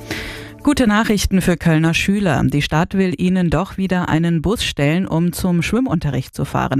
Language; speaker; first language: German; native; German